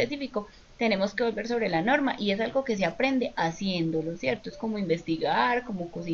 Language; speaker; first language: Spanish; native; Spanish